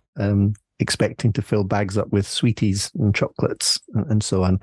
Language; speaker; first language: English; native; English